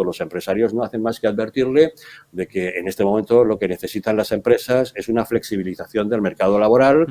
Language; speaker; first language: Spanish; native; Spanish